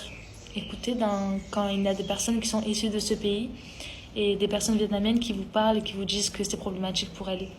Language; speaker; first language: French; early bilingual, other home language; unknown